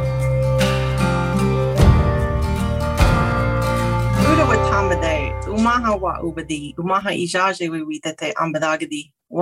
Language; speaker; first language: English; native; English